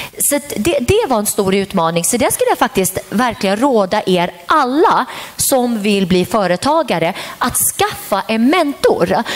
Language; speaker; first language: Swedish; early bilingual, other home language; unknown